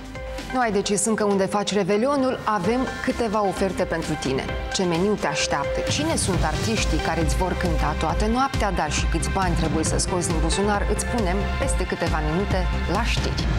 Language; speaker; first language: Romanian; native; Romanian